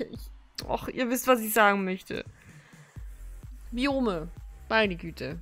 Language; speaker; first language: German; native; German